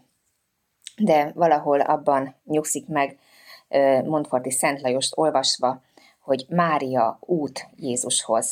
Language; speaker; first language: Hungarian; native; Hungarian